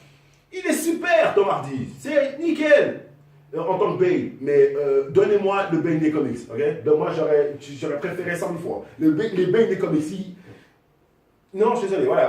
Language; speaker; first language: French; native; French